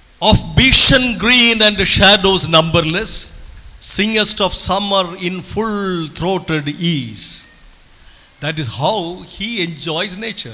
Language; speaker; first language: English; non-native, local second language; Tamil